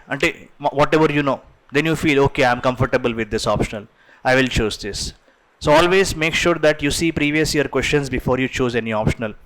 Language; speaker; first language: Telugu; non-native, local second language; Urdu